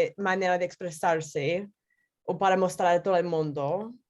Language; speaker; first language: Spanish; non-native, learner; English